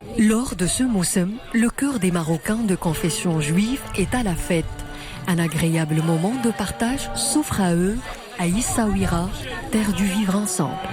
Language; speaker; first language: French; non-native, local second language; Arabic